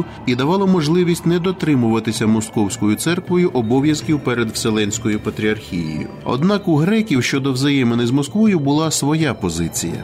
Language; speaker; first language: Ukrainian; native; Ukrainian